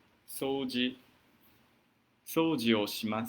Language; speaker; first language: Japanese; non-native, fluent; English